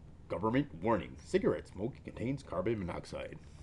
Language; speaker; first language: English; native; English